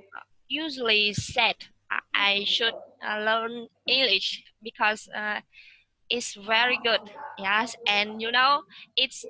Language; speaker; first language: English; non-native, learner; Vietnamese